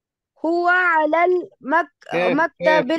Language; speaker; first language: Arabic; non-native, learner; Urdu